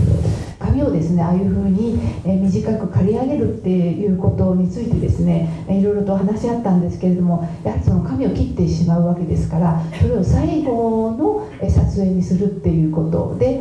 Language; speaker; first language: Japanese; native; Japanese